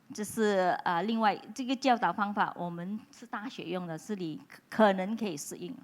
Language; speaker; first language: Chinese; non-native, local second language; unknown